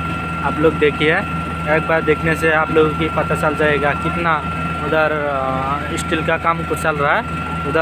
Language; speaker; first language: Hindi; non-native, local second language; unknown